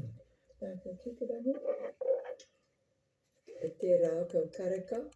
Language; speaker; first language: Māori; non-native, learner; English